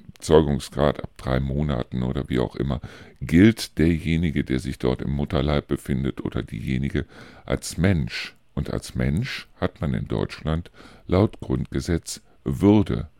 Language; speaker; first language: German; native; German